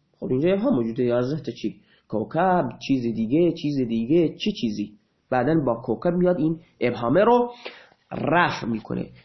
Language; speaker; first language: Persian; non-native, local second language; Baluchi